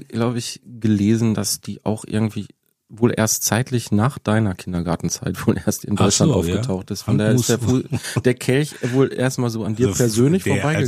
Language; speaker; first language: German; native; German